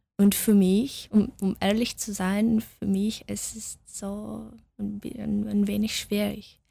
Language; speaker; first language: German; non-native, learner; Russian